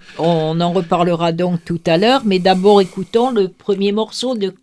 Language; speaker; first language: French; native; French